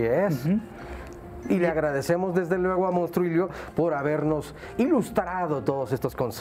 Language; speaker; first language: Spanish; native; Spanish